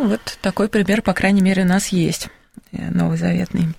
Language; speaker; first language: Russian; native; Russian